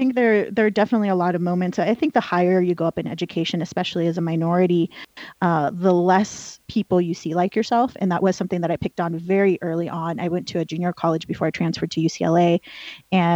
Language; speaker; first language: English; early bilingual, other home language; Spanish